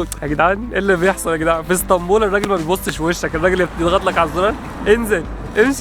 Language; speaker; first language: Arabic; native; Arabic